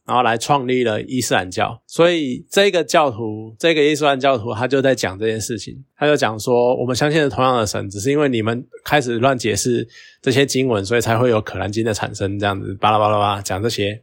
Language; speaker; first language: Chinese; native; Chinese